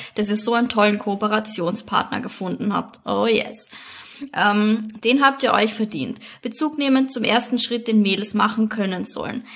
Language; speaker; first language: German; native; German